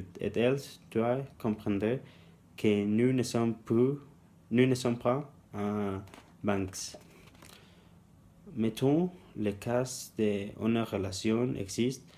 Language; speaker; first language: French; non-native, learner; Spanish